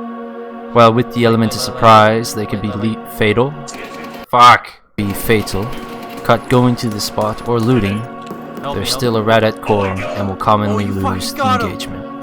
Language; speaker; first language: English; native; English